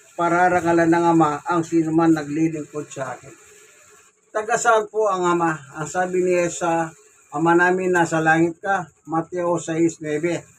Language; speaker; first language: Filipino; non-native, local second language; Pampanga